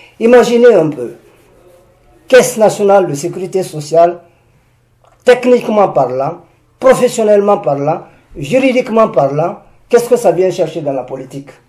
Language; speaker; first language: French; non-native, local second language; Susu